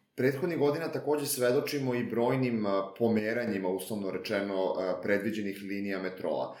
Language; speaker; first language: Serbian; native; Serbian